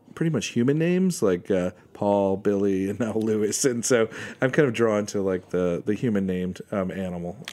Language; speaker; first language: English; native; English